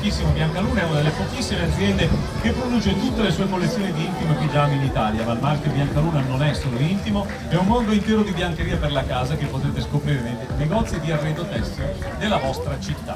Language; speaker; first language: Italian; native; Italian